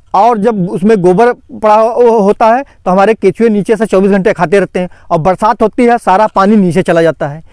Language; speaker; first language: Hindi; native; Hindi